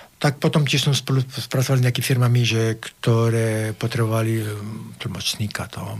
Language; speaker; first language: Slovak; non-native, fluent; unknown